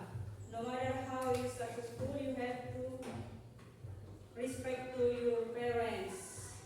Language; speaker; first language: English; non-native, local second language; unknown